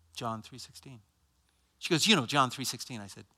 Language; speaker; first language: English; native; English